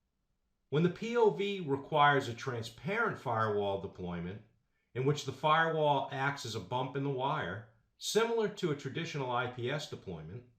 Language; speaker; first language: English; native; English